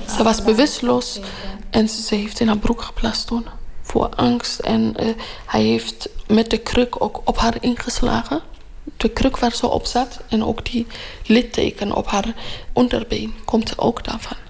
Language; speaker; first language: Dutch; non-native, fluent; Tigrinya